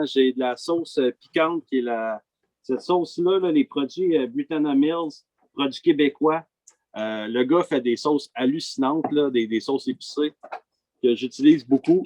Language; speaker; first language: French; native; French